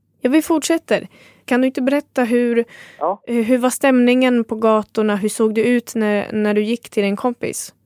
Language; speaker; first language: Swedish; native; Swedish